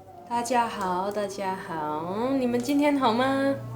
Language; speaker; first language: Chinese; non-native, fluent; Indonesian